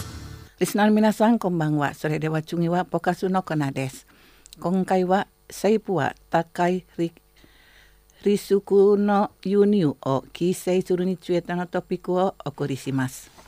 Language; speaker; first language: Japanese; non-native, fluent; Indonesian